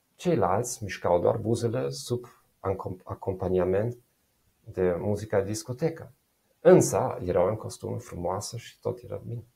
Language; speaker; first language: Romanian; non-native, fluent; German